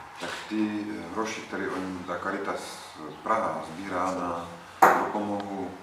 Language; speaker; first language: Czech; non-native, learner; Ukrainian